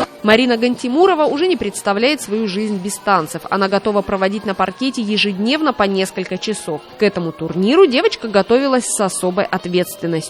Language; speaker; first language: Russian; native; Russian